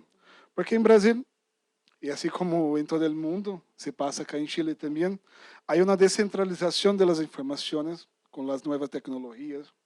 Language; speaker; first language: Spanish; non-native, fluent; Portuguese